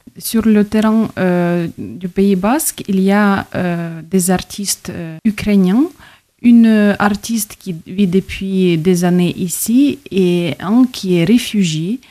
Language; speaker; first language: French; non-native, fluent; Ukrainian